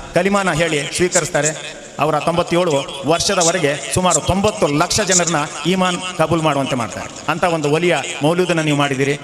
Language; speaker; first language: Kannada; non-native, local second language; Malayalam